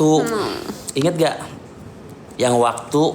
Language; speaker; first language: Indonesian; native; Indonesian